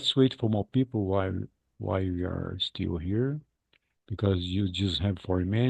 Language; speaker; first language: English; non-native, fluent; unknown